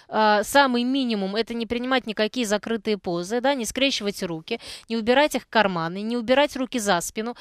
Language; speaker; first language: Russian; native; Russian